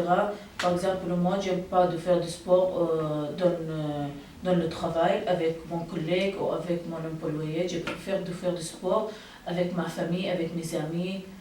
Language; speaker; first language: French; non-native, learner; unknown